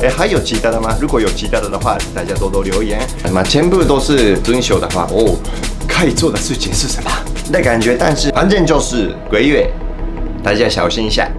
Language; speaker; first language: Chinese; non-native, fluent; Japanese